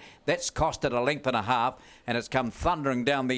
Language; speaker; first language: English; native; English